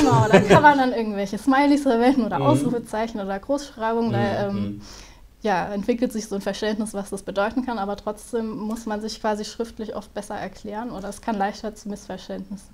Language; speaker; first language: German; native; German